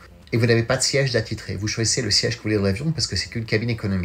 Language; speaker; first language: French; native; French